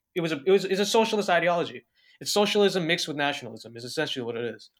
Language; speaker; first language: English; native; English